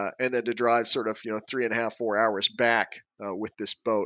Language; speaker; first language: English; native; English